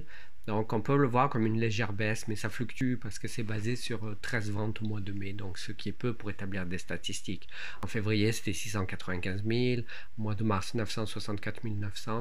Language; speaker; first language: French; native; French